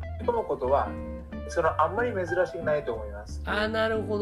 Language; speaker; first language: Japanese; non-native, learner; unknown